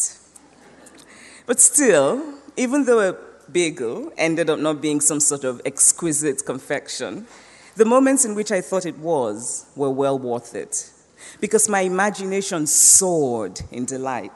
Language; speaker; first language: English; non-native, local second language; Igbo